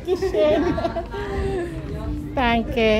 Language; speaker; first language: German; non-native, learner; Filipino